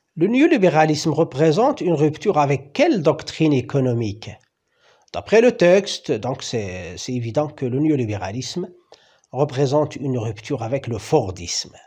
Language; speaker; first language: French; non-native, local second language; Arabic